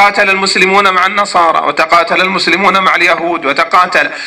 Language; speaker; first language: Arabic; native; Arabic